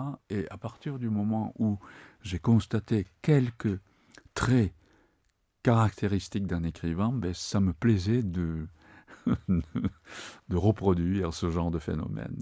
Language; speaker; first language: French; non-native, fluent; Japanese